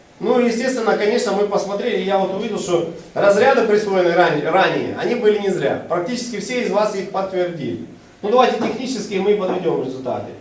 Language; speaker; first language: Russian; non-native, local second language; Ukrainian